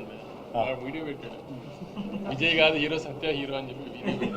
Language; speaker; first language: Telugu; native; Telugu